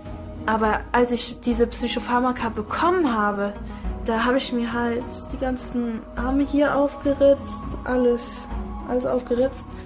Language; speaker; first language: German; native; German